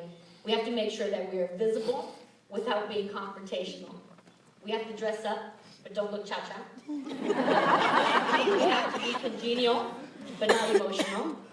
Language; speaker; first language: English; early bilingual, other home language; Spanish